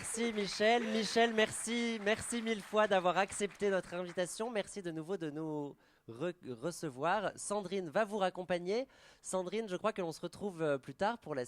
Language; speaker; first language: French; native; French